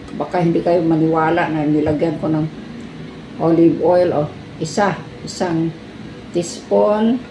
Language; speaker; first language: Filipino; non-native, local second language; Cebuano